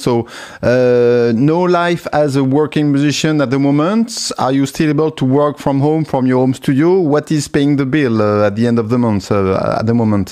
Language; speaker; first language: English; non-native, fluent; French